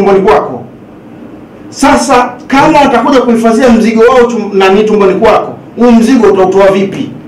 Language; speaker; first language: Swahili; native; Swahili